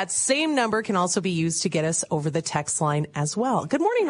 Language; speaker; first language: English; native; English